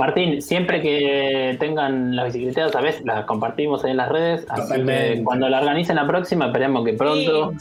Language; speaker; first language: Spanish; native; Spanish